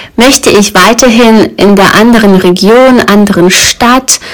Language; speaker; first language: German; early bilingual, other home language; Russian